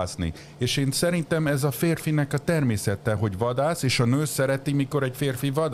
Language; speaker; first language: Hungarian; early bilingual, heritage; Hungarian